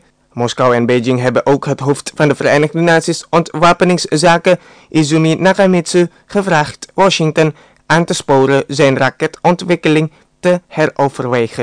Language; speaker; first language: Dutch; non-native, fluent; Indonesian